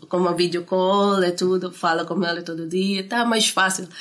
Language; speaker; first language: Portuguese; non-native, learner; Filipino